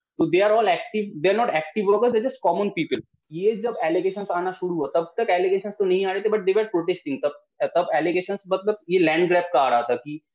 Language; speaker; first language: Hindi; non-native, local second language; Bangla